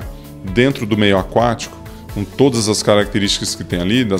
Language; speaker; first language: Portuguese; native; Portuguese